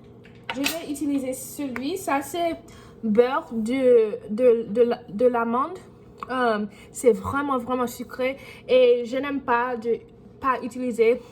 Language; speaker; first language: French; non-native, learner; English